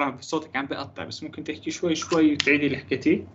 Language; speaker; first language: Arabic; native; Arabic